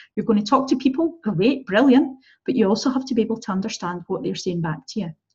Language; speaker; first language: English; native; English